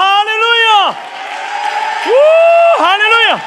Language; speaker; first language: Korean; native; Korean